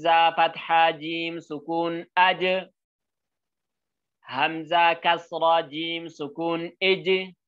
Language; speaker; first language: Arabic; non-native, learner; Oromo